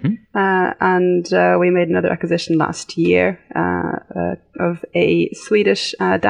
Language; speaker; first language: English; native; English